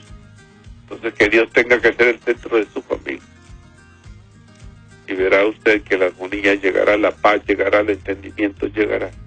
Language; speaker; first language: Spanish; native; Spanish